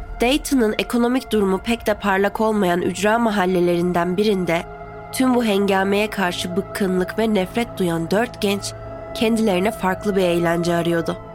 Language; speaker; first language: Turkish; native; Turkish